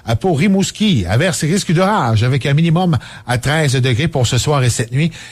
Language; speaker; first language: French; native; French